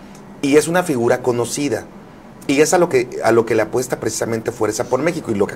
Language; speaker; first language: Spanish; native; Spanish